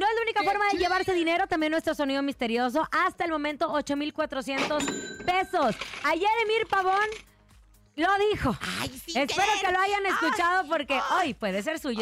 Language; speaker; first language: Spanish; native; Spanish